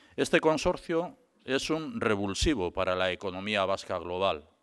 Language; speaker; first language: Spanish; native; Spanish